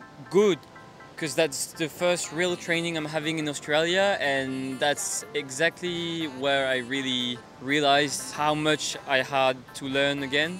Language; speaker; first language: English; non-native, fluent; French